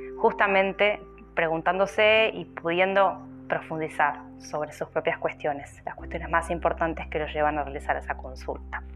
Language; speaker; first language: Spanish; native; Spanish